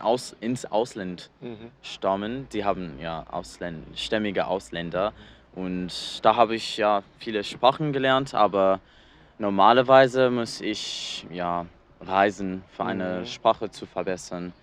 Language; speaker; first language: German; non-native, learner; English